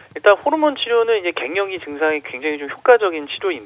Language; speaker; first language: Korean; native; Korean